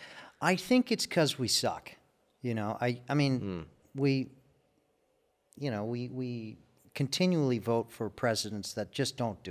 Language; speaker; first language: English; native; English